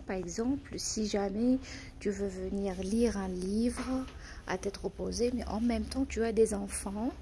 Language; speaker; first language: French; non-native, fluent; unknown